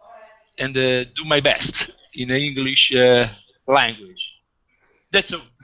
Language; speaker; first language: English; non-native, fluent; Italian